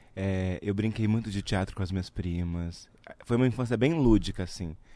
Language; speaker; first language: Portuguese; native; Portuguese